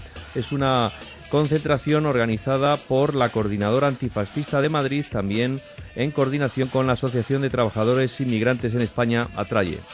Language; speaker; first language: Spanish; native; Spanish